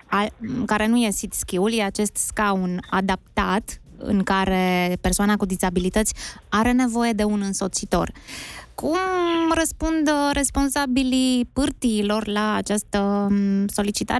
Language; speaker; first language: Romanian; native; Romanian